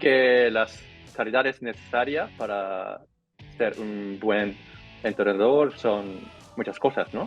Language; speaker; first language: Spanish; non-native, fluent; Japanese